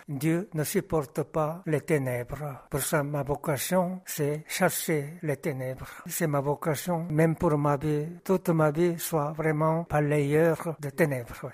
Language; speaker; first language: French; non-native, fluent; Korean